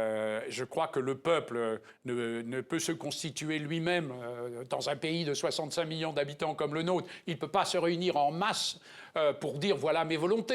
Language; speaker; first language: French; native; French